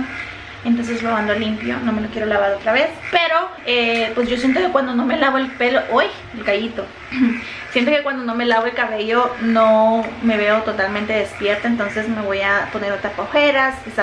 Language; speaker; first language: Spanish; native; Spanish